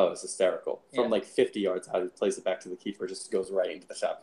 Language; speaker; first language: English; native; English